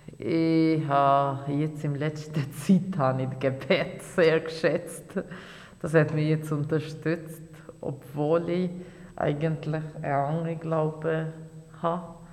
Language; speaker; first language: German; non-native, fluent; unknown